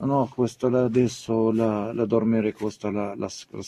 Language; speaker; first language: Italian; non-native, learner; Arabic